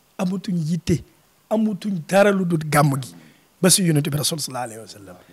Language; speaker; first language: Wolof; native; Wolof